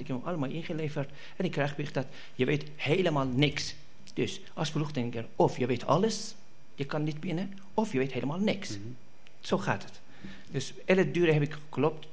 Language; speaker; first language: Dutch; non-native, fluent; Persian